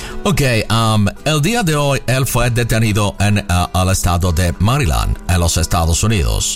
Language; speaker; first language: Spanish; native; Spanish